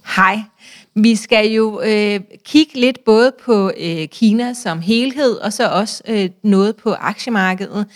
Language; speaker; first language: Danish; native; Danish